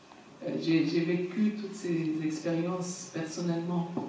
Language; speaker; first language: French; non-native, fluent; Arabic